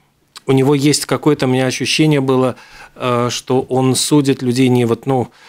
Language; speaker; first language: Russian; native; Russian